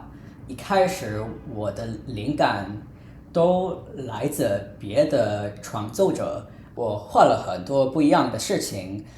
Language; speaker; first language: Chinese; non-native, fluent; English